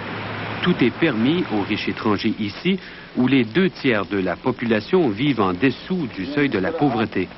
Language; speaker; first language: French; native; French